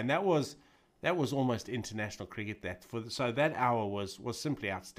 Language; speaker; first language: English; native; English